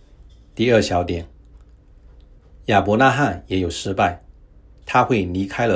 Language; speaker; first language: Chinese; native; Chinese